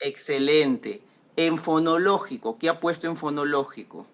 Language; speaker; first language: Spanish; native; Spanish